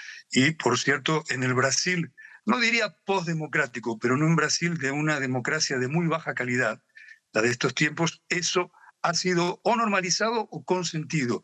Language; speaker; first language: Spanish; native; Spanish